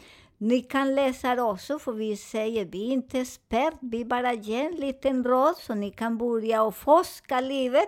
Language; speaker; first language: Swedish; non-native, fluent; Spanish